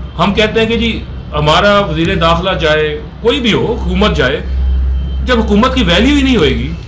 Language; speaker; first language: Urdu; non-native, local second language; Punjabi